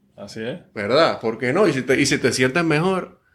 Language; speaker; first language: Spanish; native; Spanish